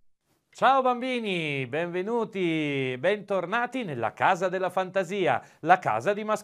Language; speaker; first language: Italian; native; Italian